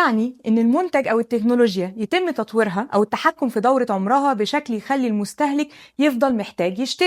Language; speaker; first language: Arabic; native; Arabic